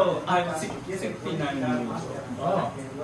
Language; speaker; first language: English; non-native, learner; Japanese